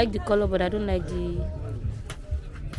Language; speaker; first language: English; non-native, local second language; Yoruba